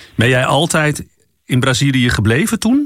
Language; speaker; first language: Dutch; native; Dutch